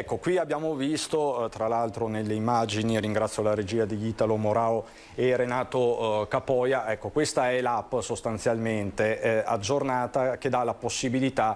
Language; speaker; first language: Italian; native; Italian